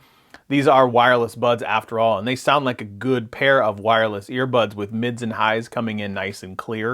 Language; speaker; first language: English; native; English